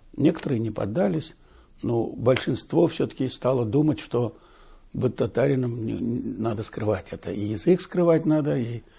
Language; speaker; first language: Russian; non-native, local second language; Tatar